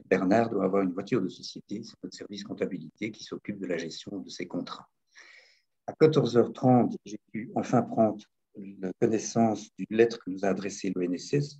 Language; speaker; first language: French; native; French